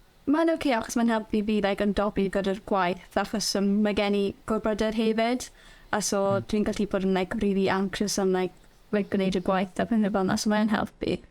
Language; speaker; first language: Welsh; non-native, local second language; English